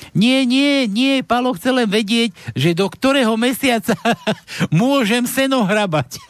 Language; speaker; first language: Slovak; native; Slovak